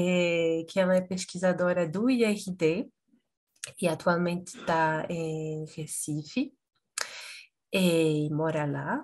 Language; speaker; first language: Portuguese; non-native, fluent; Spanish